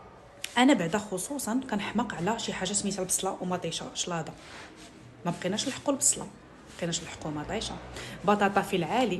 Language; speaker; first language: Arabic; native; Arabic